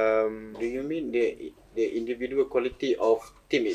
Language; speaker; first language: English; non-native, local second language; Malay